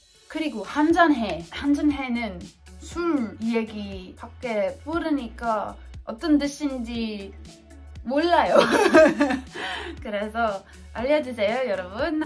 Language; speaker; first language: Korean; non-native, fluent; English